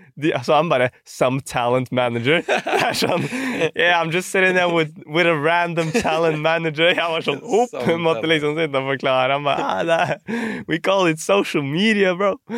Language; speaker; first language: Norwegian; native; Norwegian